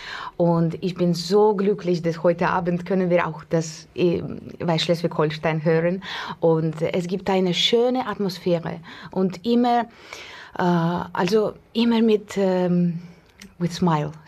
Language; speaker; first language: German; non-native, learner; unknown